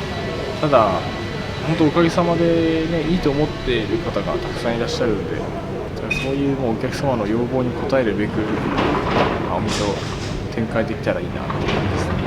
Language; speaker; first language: Japanese; native; Japanese